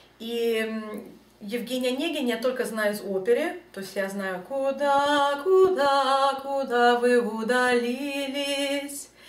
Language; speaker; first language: Russian; early bilingual, heritage; Russian